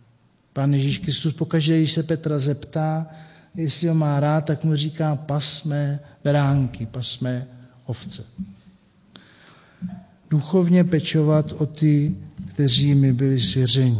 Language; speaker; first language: Czech; native; Czech